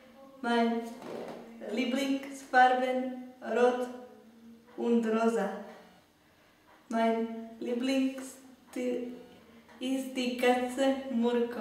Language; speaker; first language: German; non-native, learner; Slovak